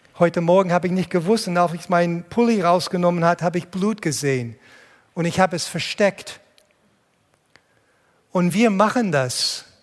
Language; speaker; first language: German; non-native, fluent; English